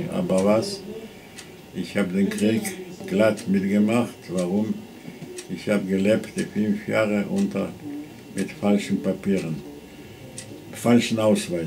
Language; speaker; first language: German; non-native, fluent; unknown